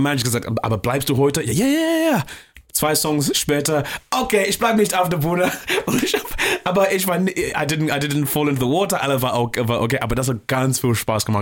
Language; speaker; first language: German; non-native, fluent; English